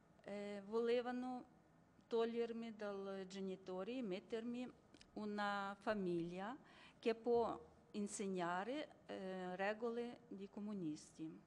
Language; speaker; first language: Italian; non-native, learner; Ukrainian